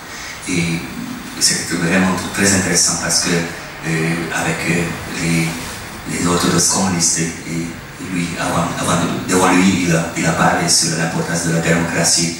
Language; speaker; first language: French; non-native, fluent; Hungarian